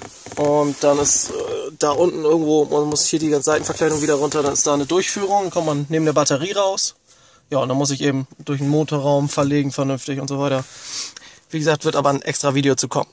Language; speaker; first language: German; native; German